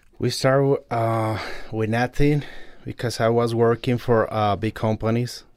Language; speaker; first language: English; non-native, learner; Spanish